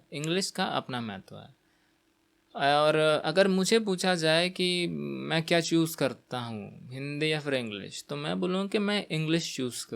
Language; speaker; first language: Hindi; non-native, local second language; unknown